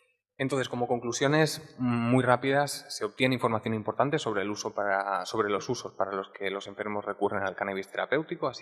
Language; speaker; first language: Spanish; native; Spanish